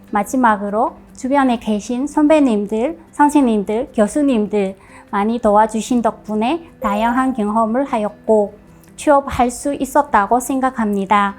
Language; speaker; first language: Korean; non-native, fluent; Chinese